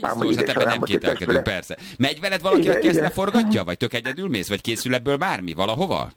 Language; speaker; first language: Hungarian; native; Hungarian